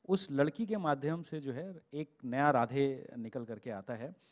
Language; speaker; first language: Hindi; native; Hindi